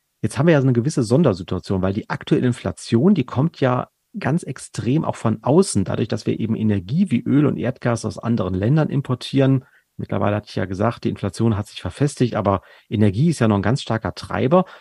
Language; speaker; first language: German; native; German